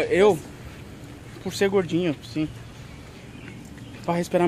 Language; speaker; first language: Portuguese; native; Portuguese